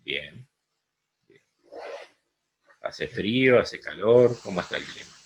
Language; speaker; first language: Spanish; native; Spanish